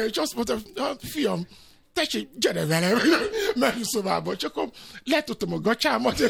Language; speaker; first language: Hungarian; non-native, fluent; Yoruba